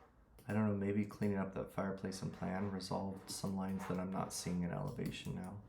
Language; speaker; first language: English; native; English